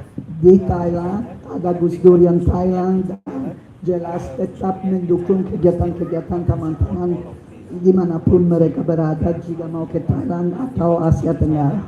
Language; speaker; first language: Indonesian; non-native, fluent; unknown